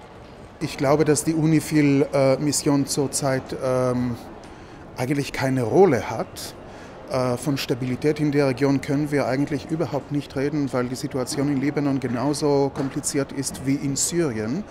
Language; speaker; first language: German; non-native, fluent; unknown